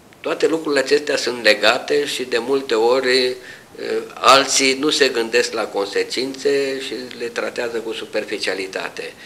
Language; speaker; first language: Romanian; native; Romanian